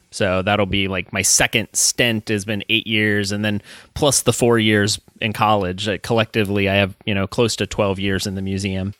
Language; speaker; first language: English; native; English